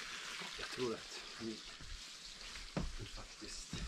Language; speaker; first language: Swedish; non-native, fluent; Italian